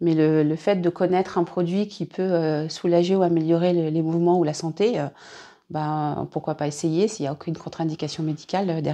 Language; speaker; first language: French; native; French